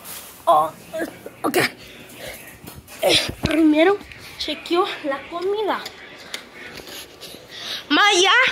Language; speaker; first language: Spanish; early bilingual, heritage; Spanish